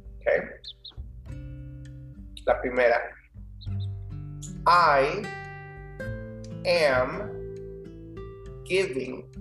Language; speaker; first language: English; non-native, fluent; Spanish